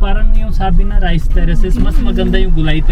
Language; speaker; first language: Filipino; non-native, learner; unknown